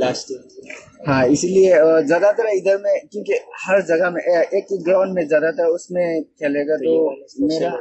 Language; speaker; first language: Hindi; non-native, local second language; Manipuri